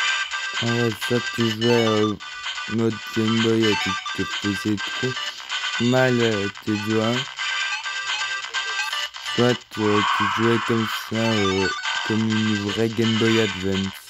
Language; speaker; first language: French; native; French